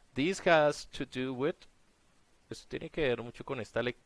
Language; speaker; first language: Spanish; native; Spanish